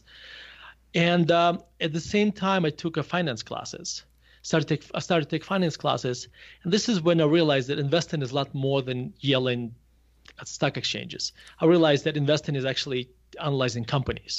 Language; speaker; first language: English; non-native, fluent; Russian